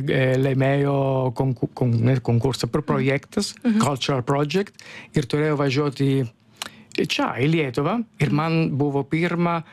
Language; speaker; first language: Lithuanian; non-native, fluent; Italian